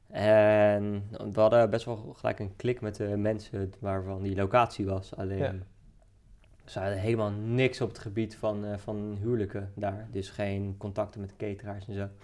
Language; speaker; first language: Dutch; native; Dutch